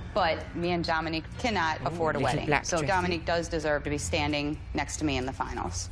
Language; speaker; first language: English; native; English